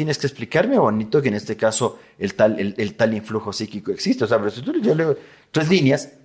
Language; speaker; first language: Spanish; native; Spanish